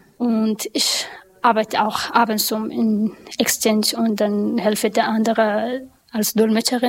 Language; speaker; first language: German; non-native, learner; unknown